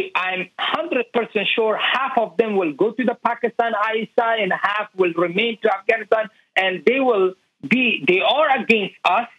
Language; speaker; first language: English; non-native, learner; Persian